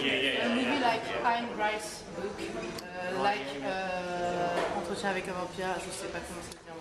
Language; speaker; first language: French; native; French